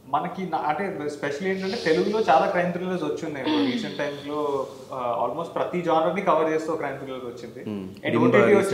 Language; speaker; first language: Telugu; native; Telugu